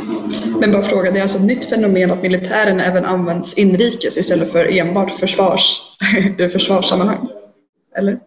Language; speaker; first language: Swedish; native; Swedish